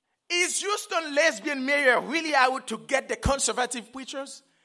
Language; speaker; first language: English; non-native, fluent; Haitian Creole